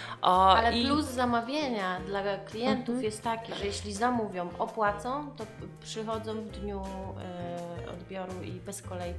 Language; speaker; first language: Polish; native; Polish